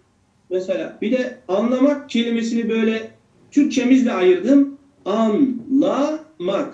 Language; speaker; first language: Turkish; native; Turkish